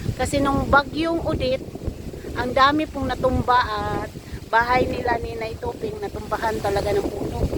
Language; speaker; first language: Filipino; non-native, local second language; Cebuano